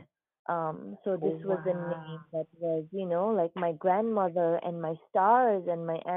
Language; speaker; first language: English; non-native, local second language; Nepali